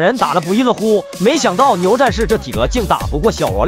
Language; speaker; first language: Chinese; native; Chinese